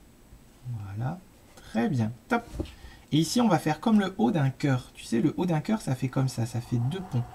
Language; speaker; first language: French; native; French